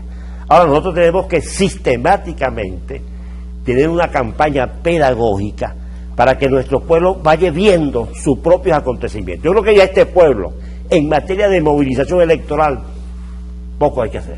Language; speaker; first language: Spanish; native; Spanish